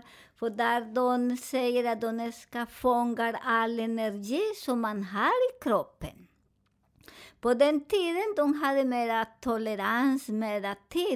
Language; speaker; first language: Swedish; non-native, fluent; Spanish